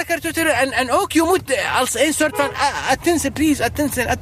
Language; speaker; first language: Dutch; non-native, learner; Arabic